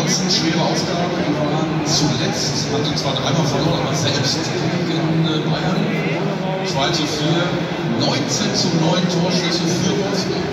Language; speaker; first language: German; native; German